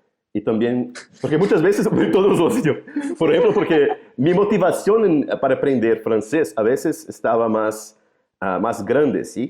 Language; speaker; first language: Spanish; non-native, fluent; Portuguese